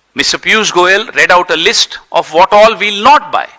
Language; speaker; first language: English; non-native, local second language; Hindi